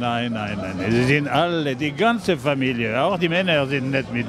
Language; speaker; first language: German; non-native, fluent; French